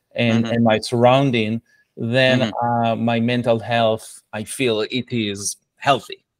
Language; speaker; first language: English; non-native, fluent; Hebrew